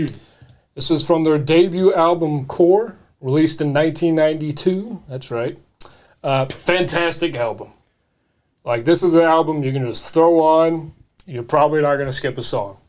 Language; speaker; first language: English; native; English